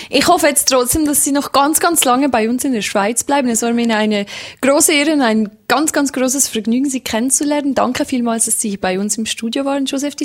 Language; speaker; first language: German; native; German